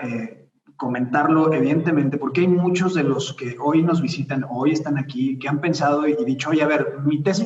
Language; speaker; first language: Spanish; native; Spanish